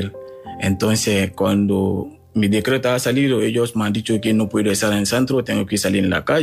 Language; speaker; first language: Spanish; non-native, learner; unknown